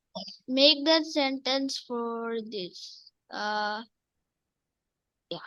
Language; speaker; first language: English; non-native, local second language; Urdu